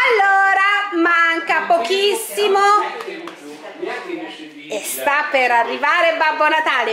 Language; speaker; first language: Italian; native; Italian